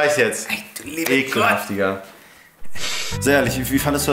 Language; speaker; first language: German; native; German